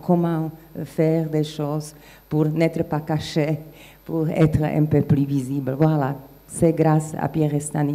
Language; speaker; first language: French; non-native, fluent; Slovak